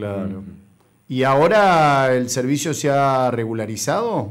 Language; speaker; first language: Spanish; native; Spanish